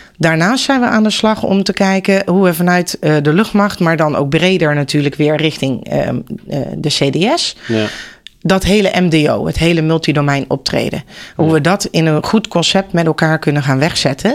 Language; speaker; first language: Dutch; native; Dutch